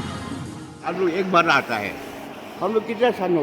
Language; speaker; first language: Hindi; non-native, local second language; Manipuri